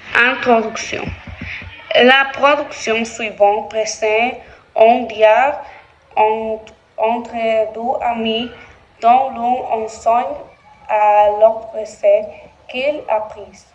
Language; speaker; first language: French; non-native, learner; Spanish